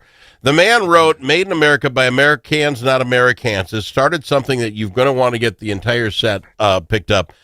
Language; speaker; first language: English; native; English